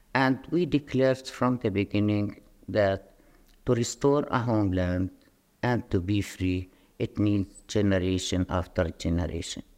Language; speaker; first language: English; non-native, fluent; Arabic